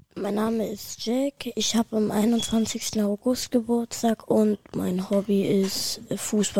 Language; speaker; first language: German; early bilingual, other home language; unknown